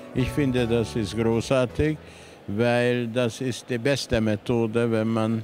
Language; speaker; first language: German; non-native, fluent; Hungarian